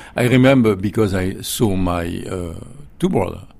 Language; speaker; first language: English; non-native, learner; French